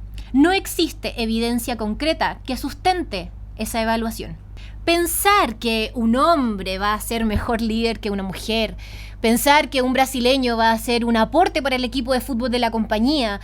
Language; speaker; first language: Spanish; native; Spanish